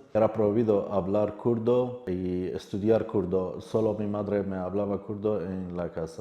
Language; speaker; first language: Spanish; non-native, fluent; Kurdish